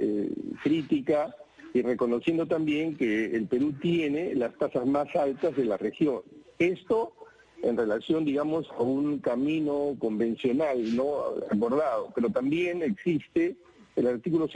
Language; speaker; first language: Spanish; native; Spanish